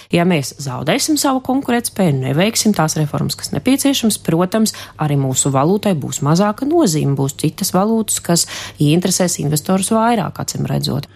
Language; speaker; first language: Latvian; non-native, local second language; Russian